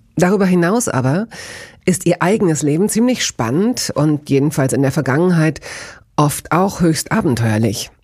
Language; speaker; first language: German; native; German